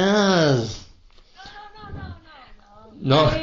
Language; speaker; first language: English; non-native, fluent; Vietnamese